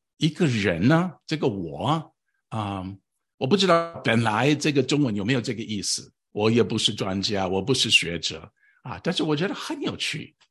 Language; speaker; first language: Chinese; non-native, fluent; English